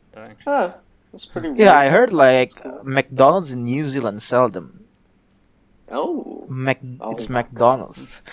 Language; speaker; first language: English; non-native, fluent; Indonesian